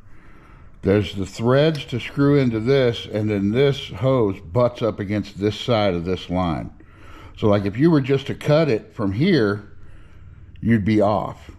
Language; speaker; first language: English; native; English